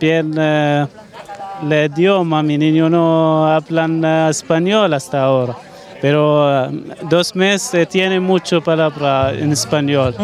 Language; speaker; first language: Spanish; non-native, learner; Arabic